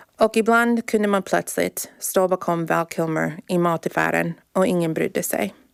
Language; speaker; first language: Swedish; early bilingual, heritage; Swedish